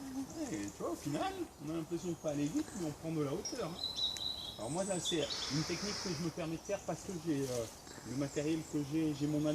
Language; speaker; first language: French; native; French